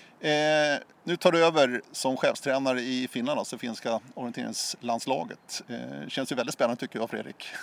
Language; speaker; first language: Swedish; native; Swedish